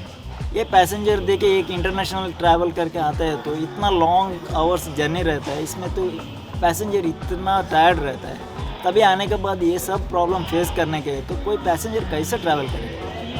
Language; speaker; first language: Hindi; non-native, local second language; Tulu